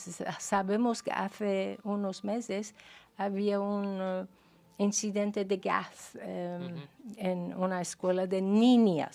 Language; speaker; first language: Spanish; non-native, fluent; Persian